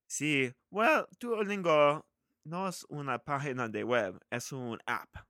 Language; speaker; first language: Spanish; non-native, learner; English